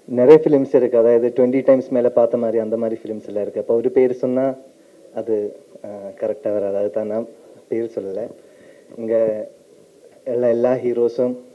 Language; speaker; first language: Tamil; non-native, learner; Malayalam